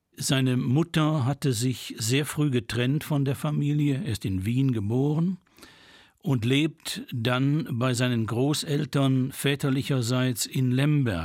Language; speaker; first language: German; native; German